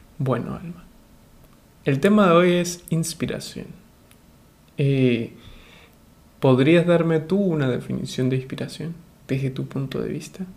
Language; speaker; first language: Spanish; native; Spanish